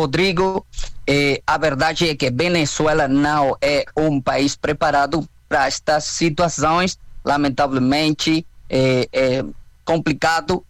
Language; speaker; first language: Portuguese; non-native, fluent; Spanish